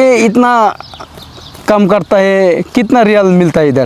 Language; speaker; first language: Hindi; non-native, learner; Bangla